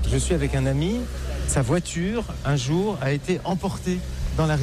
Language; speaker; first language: French; native; French